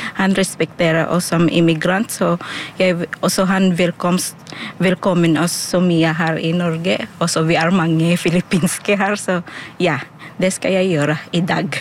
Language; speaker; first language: Norwegian; non-native, learner; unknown